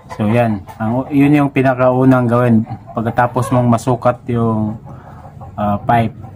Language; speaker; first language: Filipino; non-native, local second language; Cebuano